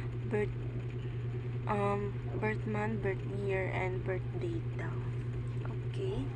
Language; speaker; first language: English; non-native, learner; Filipino